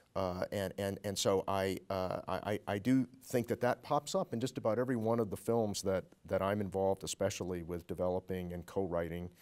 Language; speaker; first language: English; native; English